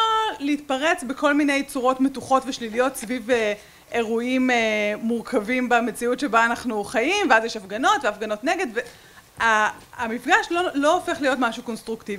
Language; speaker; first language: Hebrew; native; Hebrew